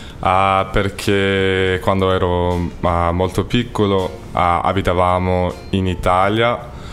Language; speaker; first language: Italian; non-native, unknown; English